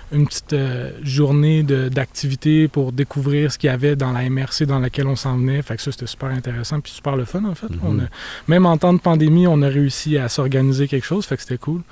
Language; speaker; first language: French; native; French